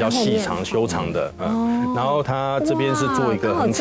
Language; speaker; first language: Chinese; native; Chinese